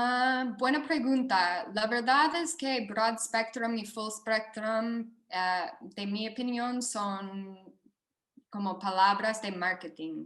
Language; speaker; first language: Spanish; non-native, fluent; English